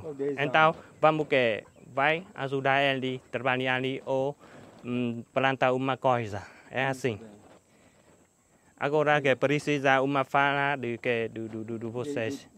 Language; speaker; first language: Portuguese; non-native, learner; Vietnamese